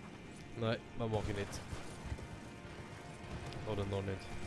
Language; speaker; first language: German; native; German